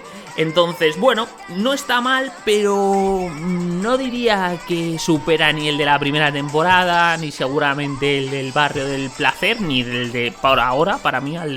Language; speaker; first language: Spanish; native; Spanish